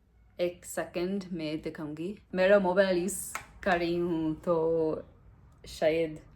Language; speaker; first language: Hindi; non-native, learner; English